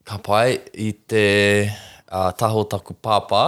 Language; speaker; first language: Māori; non-native, local second language; English